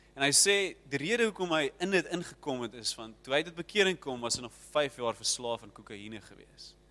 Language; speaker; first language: Afrikaans; native; Afrikaans